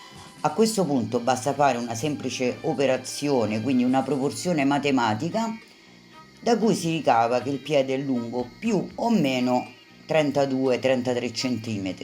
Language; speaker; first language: Italian; native; Italian